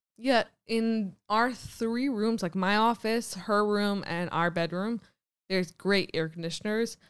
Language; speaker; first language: English; native; English